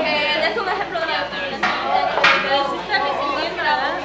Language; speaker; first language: Spanish; early bilingual, other home language; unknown